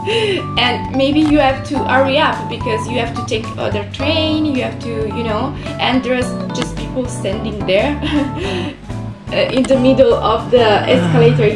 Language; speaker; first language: English; non-native, fluent; Italian